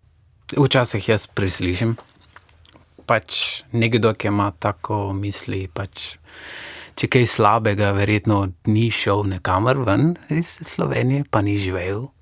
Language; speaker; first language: Slovenian; non-native, fluent; Persian